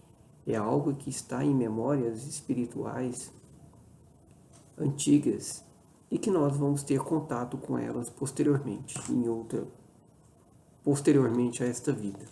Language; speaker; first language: Portuguese; native; Portuguese